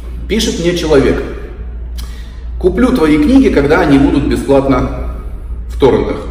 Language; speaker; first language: Russian; native; Russian